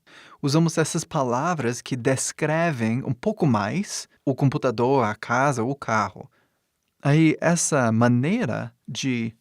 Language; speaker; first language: Portuguese; non-native, fluent; English